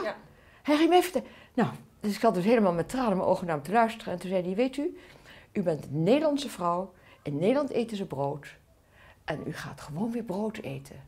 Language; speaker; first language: Dutch; native; Dutch